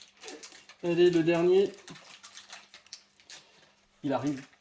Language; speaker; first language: French; native; French